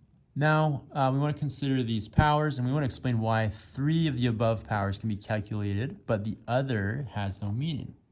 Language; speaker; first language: English; native; English